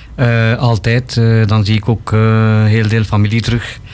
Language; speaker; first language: Dutch; non-native, fluent; Bangla